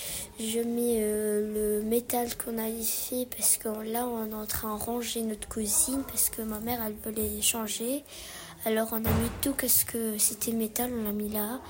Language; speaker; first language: French; early bilingual, other home language; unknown